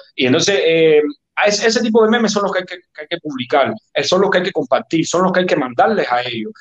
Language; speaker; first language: Spanish; native; Spanish